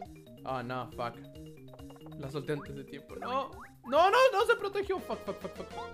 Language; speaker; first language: Spanish; native; Spanish